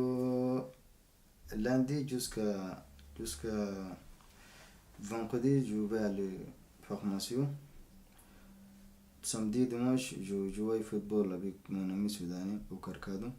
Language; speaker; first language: French; non-native, learner; Arabic